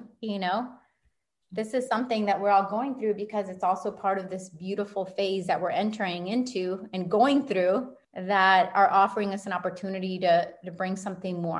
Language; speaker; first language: English; early bilingual, other home language; Spanish